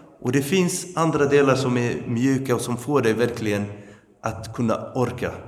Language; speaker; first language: Swedish; early bilingual, other home language; Arabic